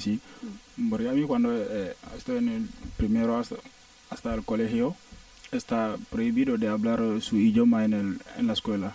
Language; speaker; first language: Spanish; non-native, learner; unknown